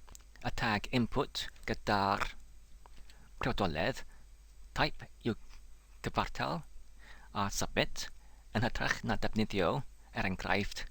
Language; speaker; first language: Welsh; non-native, fluent; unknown